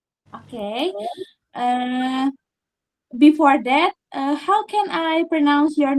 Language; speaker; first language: English; non-native, learner; Indonesian